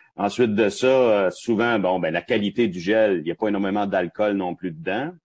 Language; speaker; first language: French; native; French